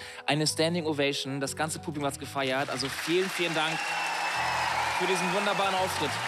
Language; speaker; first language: German; native; German